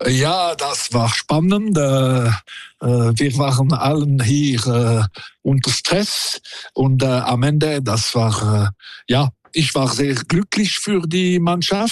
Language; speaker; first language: German; non-native, local second language; French